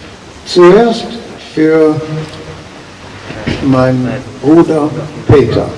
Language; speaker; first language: German; early bilingual, heritage; German